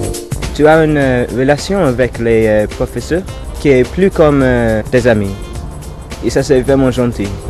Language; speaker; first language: French; non-native, fluent; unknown